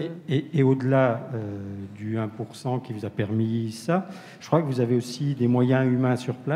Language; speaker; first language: French; native; French